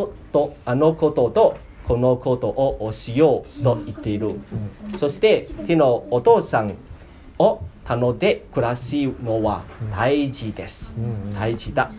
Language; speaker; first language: Japanese; non-native, learner; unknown